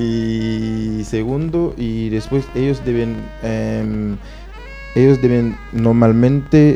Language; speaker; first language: Spanish; non-native, fluent; Haitian Creole